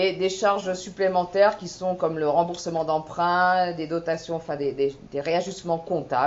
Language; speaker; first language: French; native; French